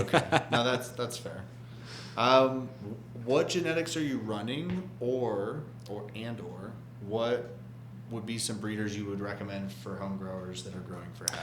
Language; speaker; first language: English; native; English